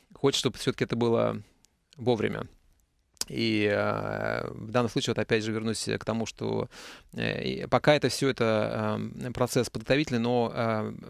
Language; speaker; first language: Russian; native; Russian